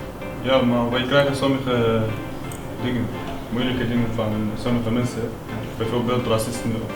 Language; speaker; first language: Dutch; non-native, learner; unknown